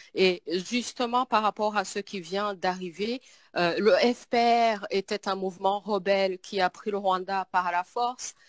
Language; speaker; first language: French; non-native, local second language; Kinyarwanda